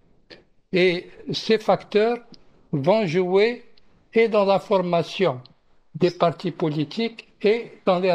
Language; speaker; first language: French; non-native, local second language; Arabic